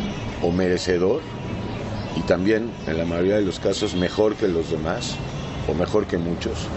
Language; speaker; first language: Spanish; native; Spanish